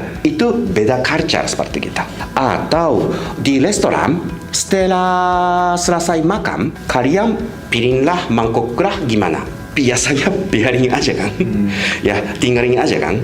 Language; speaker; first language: Indonesian; non-native, fluent; Japanese